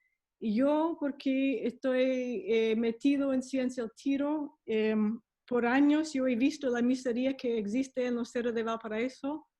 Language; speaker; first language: Spanish; non-native, fluent; English